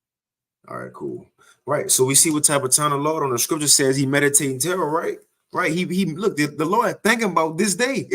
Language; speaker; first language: English; native; English